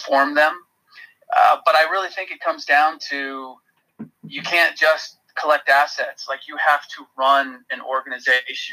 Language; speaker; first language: English; native; English